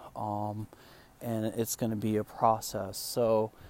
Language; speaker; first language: English; non-native, fluent; Spanish